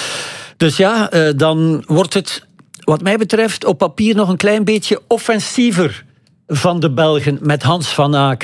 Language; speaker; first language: Dutch; native; Dutch